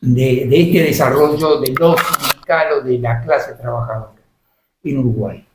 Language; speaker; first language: Spanish; native; Spanish